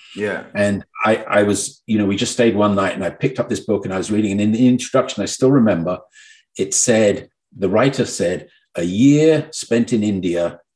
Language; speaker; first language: English; native; English